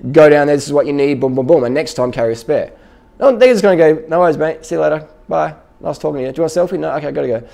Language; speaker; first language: English; native; English